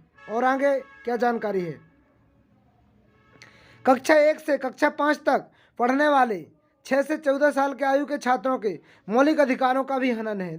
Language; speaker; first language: Hindi; native; Hindi